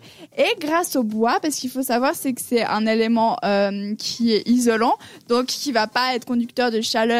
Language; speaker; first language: French; native; French